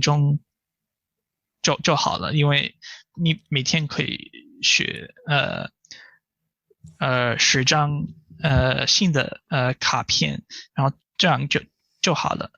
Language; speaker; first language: Chinese; non-native, fluent; English